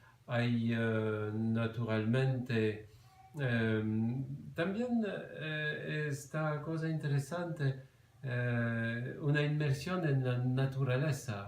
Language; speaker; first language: Spanish; non-native, fluent; French